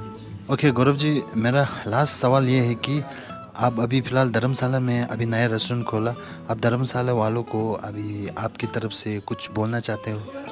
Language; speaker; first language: Hindi; non-native, local second language; Tibetan